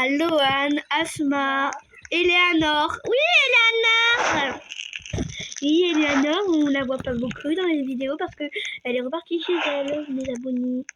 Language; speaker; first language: French; native; French